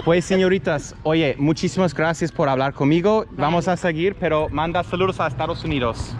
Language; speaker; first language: Spanish; non-native, fluent; English